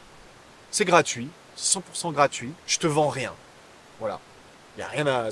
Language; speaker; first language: French; native; French